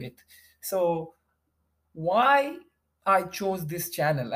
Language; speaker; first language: English; non-native, local second language; Bangla